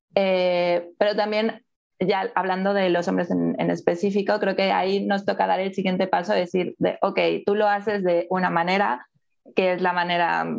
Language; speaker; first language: Spanish; native; Spanish